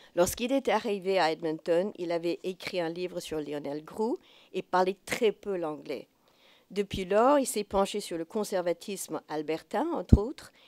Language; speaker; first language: French; non-native, fluent; English